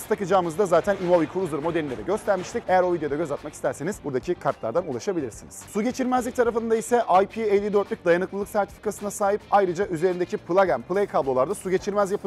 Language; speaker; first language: Turkish; native; Turkish